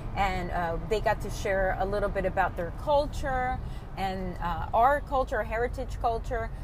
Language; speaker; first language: English; early bilingual, other home language; Spanish